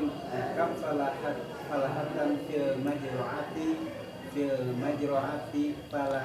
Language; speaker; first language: Arabic; non-native, learner; Indonesian